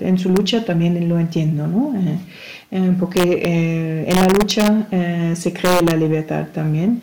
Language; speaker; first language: Spanish; non-native, learner; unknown